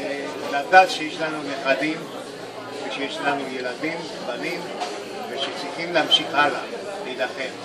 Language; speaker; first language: Hebrew; non-native, fluent; Spanish